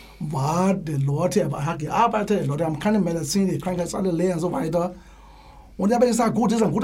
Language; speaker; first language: German; non-native, learner; English